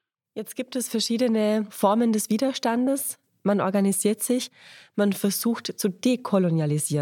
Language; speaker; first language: German; native; German